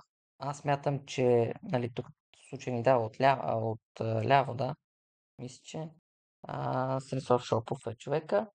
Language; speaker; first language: Bulgarian; native; Bulgarian